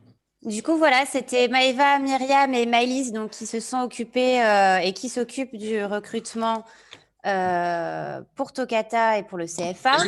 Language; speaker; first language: French; native; French